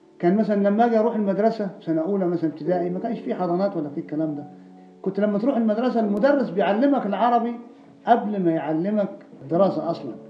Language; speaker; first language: Arabic; non-native, local second language; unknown